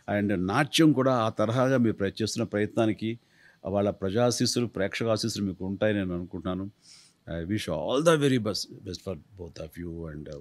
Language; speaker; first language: Telugu; native; Telugu